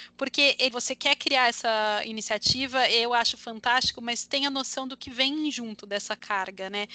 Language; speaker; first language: Portuguese; native; Portuguese